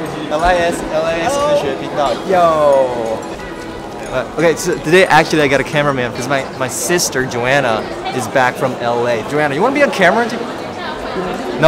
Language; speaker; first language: English; early bilingual, other home language; Chinese